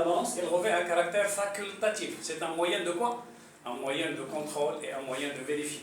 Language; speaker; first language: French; non-native, local second language; Arabic